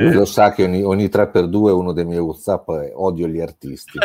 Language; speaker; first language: Italian; native; Italian